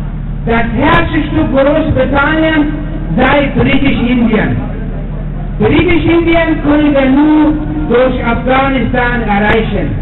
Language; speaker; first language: German; non-native, fluent; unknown